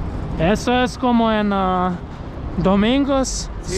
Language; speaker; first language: Spanish; non-native, learner; Croatian